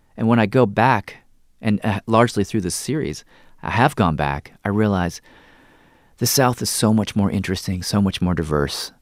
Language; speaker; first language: English; native; English